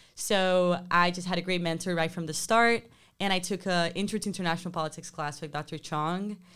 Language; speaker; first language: English; non-native, fluent; Portuguese